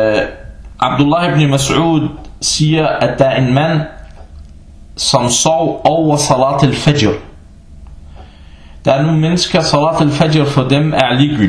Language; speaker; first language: Danish; non-native, fluent; Arabic